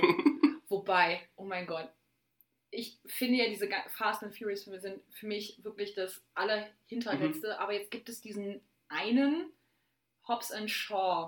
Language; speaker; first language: German; native; German